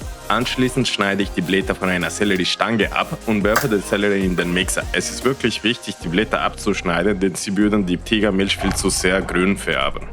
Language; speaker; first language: German; non-native, fluent; Spanish